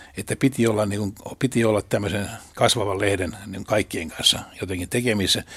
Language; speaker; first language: Finnish; native; Finnish